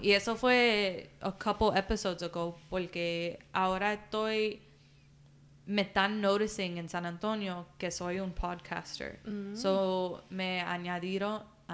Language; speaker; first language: Spanish; early bilingual, heritage; Spanish